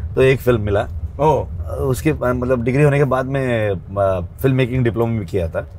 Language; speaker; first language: Hindi; non-native, local second language; Kannada